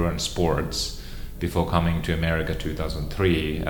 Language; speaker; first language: English; non-native, fluent; Finnish